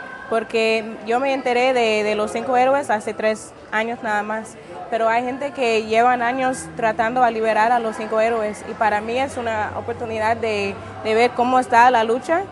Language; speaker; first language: Spanish; non-native, fluent; English